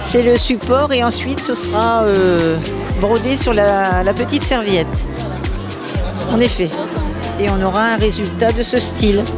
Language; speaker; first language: French; native; French